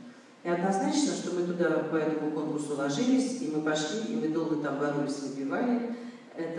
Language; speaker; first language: Russian; native; Russian